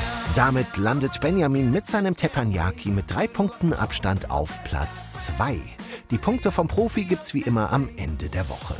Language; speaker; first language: German; native; German